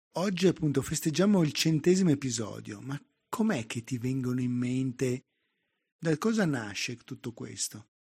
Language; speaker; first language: Italian; native; Italian